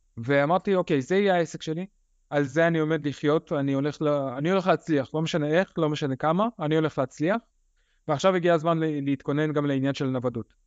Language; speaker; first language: Hebrew; early bilingual, other home language; Russian